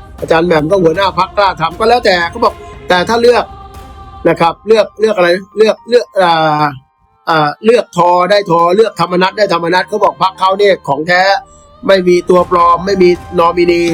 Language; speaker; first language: Thai; native; Thai